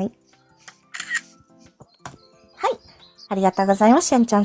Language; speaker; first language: Japanese; non-native, fluent; Filipino